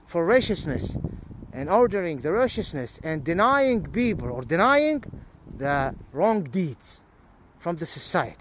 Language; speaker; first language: English; non-native, fluent; Arabic